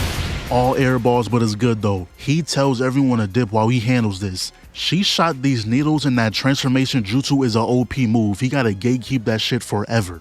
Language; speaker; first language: English; native; English